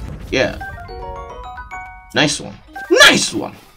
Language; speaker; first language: English; non-native, learner; Indonesian